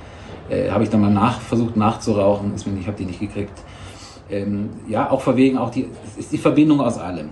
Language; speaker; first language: German; native; German